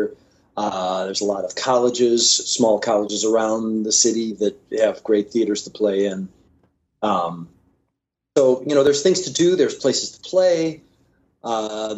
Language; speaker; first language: English; native; English